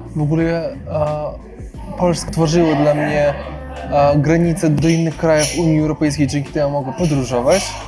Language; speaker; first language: Polish; non-native, fluent; Russian